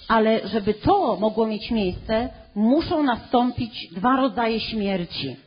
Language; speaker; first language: Polish; native; Polish